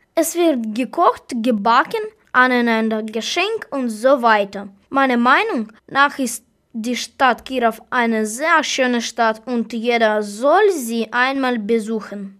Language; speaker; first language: German; non-native, learner; Russian